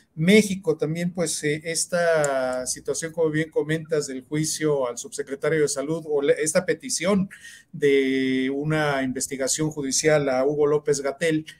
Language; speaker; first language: Spanish; native; Spanish